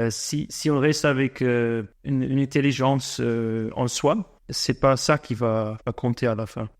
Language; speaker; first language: French; non-native, fluent; English